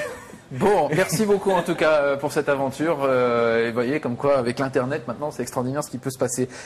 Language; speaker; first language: French; native; French